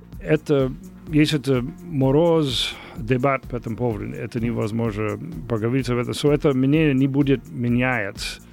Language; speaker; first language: Russian; non-native, learner; English